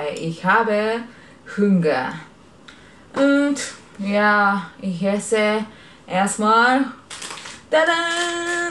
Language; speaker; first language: German; non-native, learner; Japanese